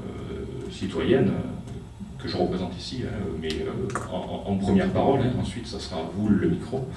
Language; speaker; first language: French; native; French